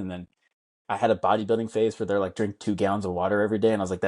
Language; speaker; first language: English; native; English